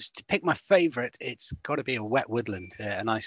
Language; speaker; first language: English; native; English